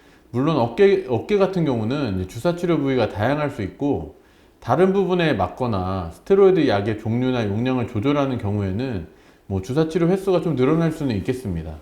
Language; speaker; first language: Korean; native; Korean